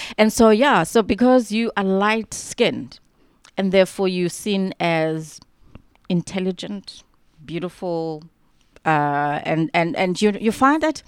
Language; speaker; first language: English; non-native, local second language; Xhosa